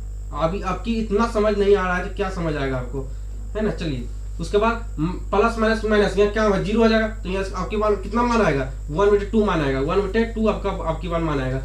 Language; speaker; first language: Hindi; native; Hindi